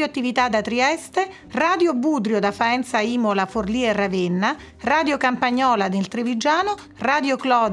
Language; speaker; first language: Italian; native; Italian